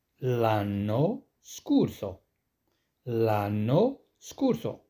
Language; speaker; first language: Italian; non-native, fluent; Arabic